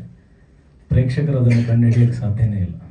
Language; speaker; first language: Kannada; native; Kannada